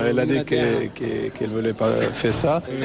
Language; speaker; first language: French; non-native, fluent; Portuguese